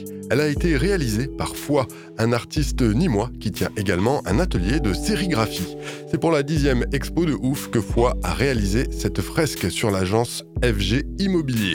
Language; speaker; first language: French; native; French